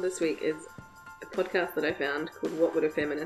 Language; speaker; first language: English; native; English